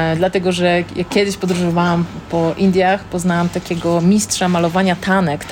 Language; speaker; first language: Polish; native; Polish